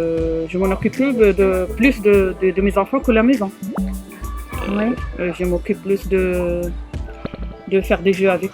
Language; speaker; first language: French; non-native, learner; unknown